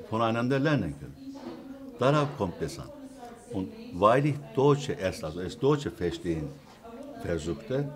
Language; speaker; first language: German; non-native, fluent; Turkish